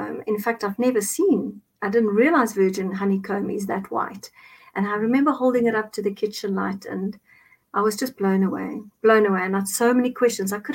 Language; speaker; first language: English; non-native, local second language; Afrikaans